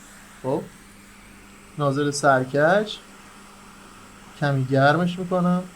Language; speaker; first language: Persian; native; Persian